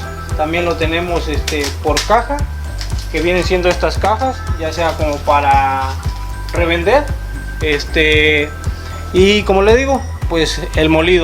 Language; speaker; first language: Spanish; native; Spanish